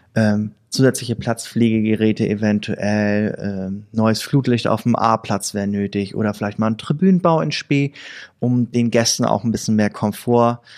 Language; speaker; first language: German; native; German